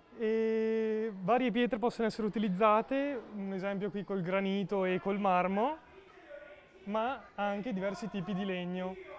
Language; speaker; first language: Italian; native; Italian